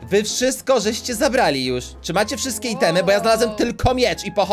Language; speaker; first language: Polish; native; Polish